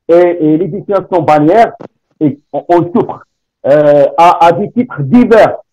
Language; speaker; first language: French; non-native, local second language; Arabic